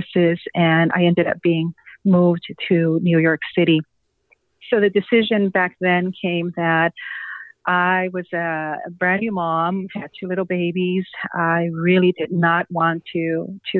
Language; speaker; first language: English; non-native, fluent; Spanish